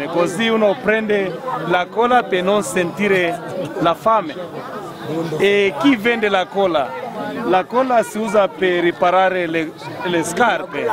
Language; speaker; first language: Italian; non-native, fluent; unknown